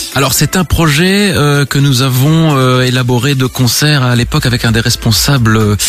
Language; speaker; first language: French; native; French